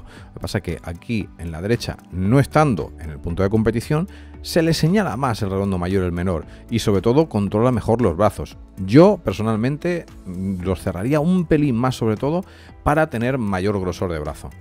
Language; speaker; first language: Spanish; native; Spanish